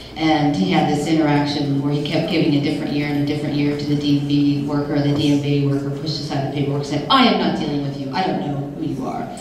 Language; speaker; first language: English; native; English